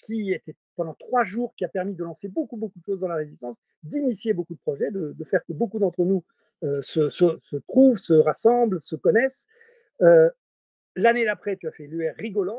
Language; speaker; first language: French; native; French